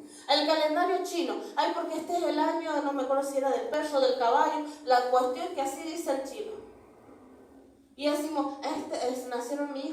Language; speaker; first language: Spanish; native; Spanish